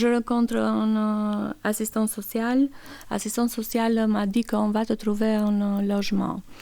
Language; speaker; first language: French; non-native, learner; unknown